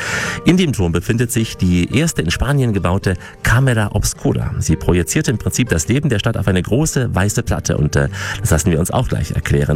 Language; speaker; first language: German; native; German